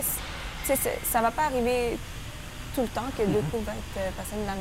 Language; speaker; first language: French; early bilingual, heritage; French